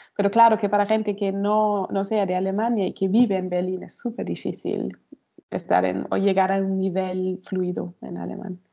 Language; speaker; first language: Spanish; non-native, fluent; German